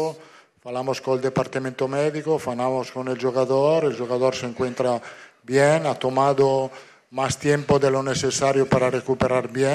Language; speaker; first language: Portuguese; non-native, fluent; Italian